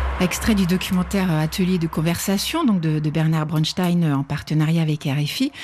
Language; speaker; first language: French; native; French